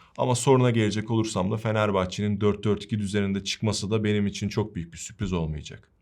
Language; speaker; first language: Turkish; native; Turkish